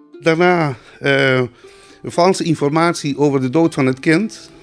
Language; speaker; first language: Dutch; non-native, local second language; Spanish